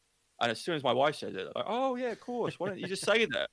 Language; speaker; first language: English; native; English